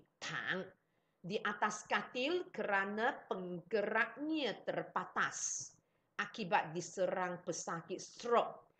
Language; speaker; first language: Malay; non-native, local second language; Chinese